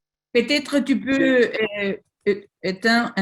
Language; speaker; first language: French; non-native, learner; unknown